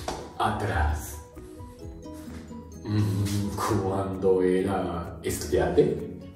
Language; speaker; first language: Spanish; non-native, learner; Japanese